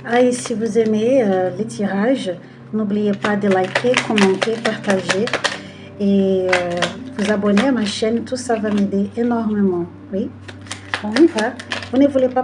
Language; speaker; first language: French; non-native, fluent; Portuguese